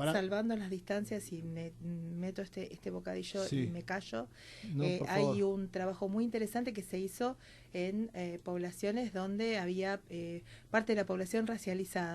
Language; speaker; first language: Spanish; native; Spanish